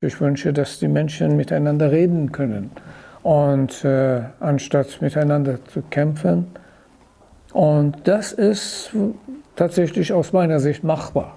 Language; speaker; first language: German; non-native, fluent; Persian